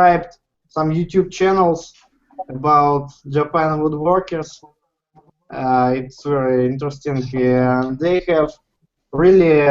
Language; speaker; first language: English; non-native, learner; Russian